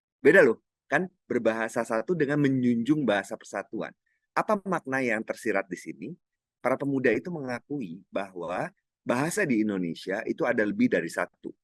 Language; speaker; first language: Indonesian; non-native, local second language; Minangkabau